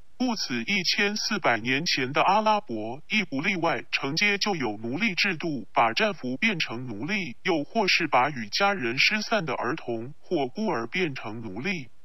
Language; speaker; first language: Chinese; non-native, local second language; Cantonese